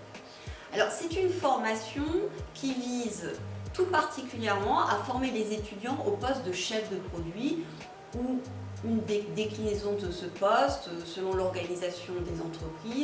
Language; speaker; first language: French; native; French